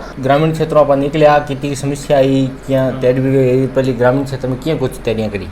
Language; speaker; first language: Hindi; native; Hindi